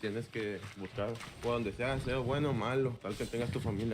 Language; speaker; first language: Spanish; native; Spanish